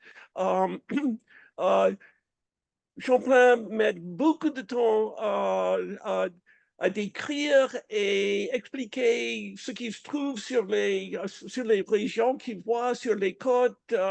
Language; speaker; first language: French; non-native, fluent; English